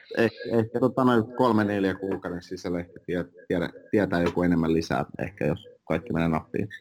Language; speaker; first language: Finnish; early bilingual, other home language; Russian